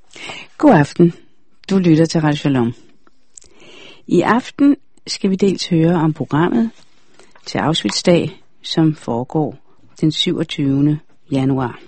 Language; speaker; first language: Danish; native; Danish